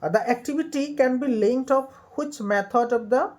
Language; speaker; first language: English; non-native, local second language; Assamese